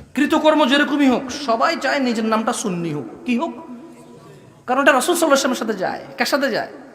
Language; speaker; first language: Bangla; early bilingual, heritage; Bangla